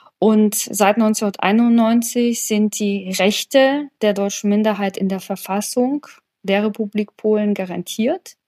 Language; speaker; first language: German; early bilingual, other home language; Polish